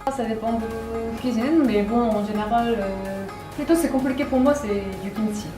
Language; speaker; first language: French; non-native, learner; Korean